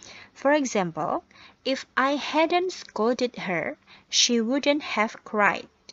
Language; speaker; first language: English; non-native, fluent; Indonesian